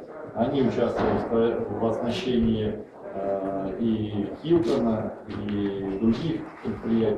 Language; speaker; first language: Russian; native; Russian